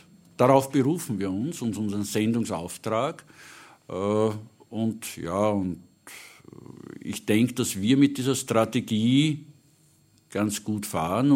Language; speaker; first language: German; native; German